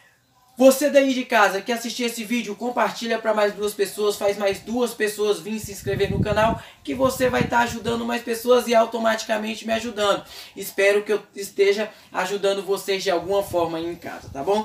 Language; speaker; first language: Portuguese; native; Portuguese